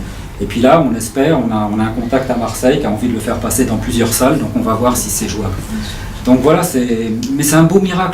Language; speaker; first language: French; native; French